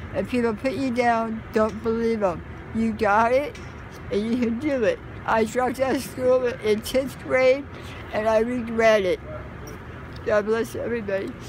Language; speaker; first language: English; native; English